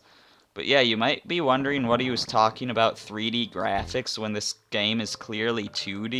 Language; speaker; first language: English; native; English